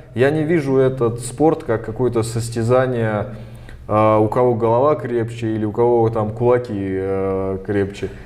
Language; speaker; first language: Russian; early bilingual, other home language; Armenian